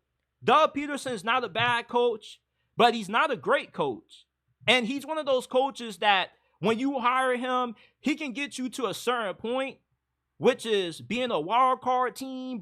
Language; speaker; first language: English; native; English